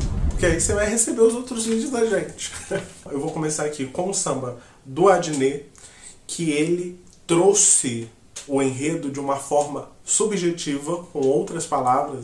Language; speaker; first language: Portuguese; native; Portuguese